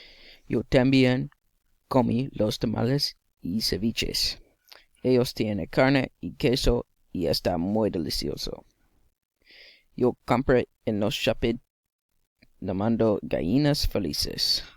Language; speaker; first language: Spanish; non-native, learner; English